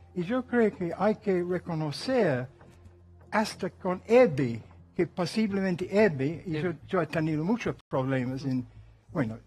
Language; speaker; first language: Spanish; non-native, fluent; English